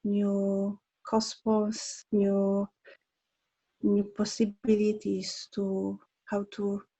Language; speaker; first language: English; non-native, learner; Polish